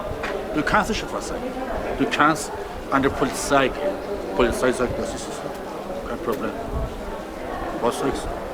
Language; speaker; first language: German; non-native, learner; Persian